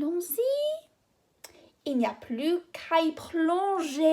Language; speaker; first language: French; non-native, fluent; English